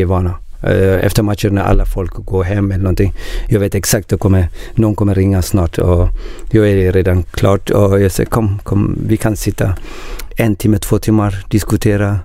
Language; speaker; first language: Swedish; non-native, learner; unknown